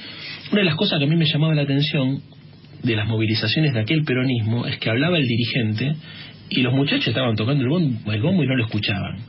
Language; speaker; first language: Spanish; native; Spanish